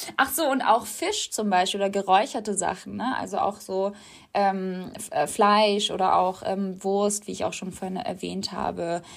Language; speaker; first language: German; native; German